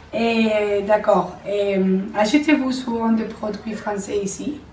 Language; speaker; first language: French; non-native, learner; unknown